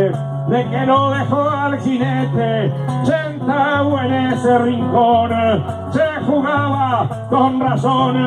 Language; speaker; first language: Spanish; native; Spanish